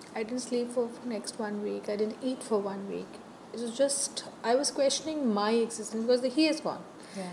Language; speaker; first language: English; non-native, local second language; Hindi